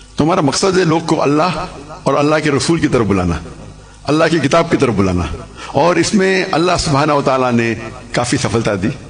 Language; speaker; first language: Urdu; non-native, local second language; Hindi